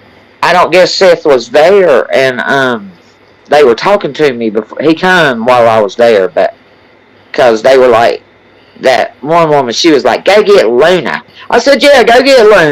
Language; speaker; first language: English; native; English